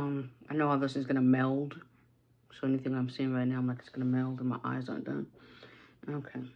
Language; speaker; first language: English; native; English